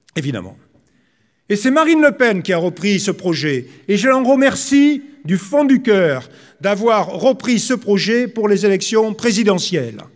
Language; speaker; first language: French; native; French